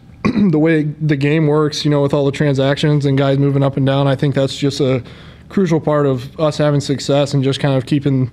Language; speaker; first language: English; native; English